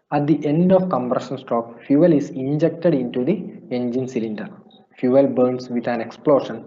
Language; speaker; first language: English; non-native, local second language; Malayalam